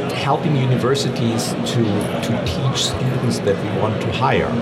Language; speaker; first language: English; non-native, fluent; German